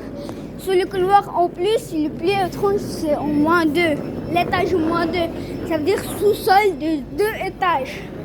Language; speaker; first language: French; non-native, learner; Arabic